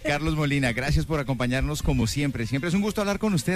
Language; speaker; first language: Spanish; native; Spanish